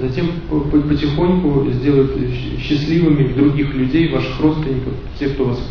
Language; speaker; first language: Russian; native; Russian